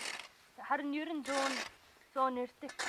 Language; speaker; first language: Mongolian; non-native, learner; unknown